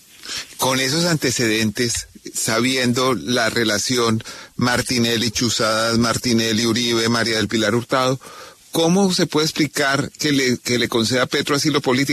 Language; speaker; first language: Spanish; native; Spanish